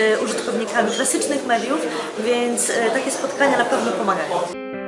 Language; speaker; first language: Polish; native; Polish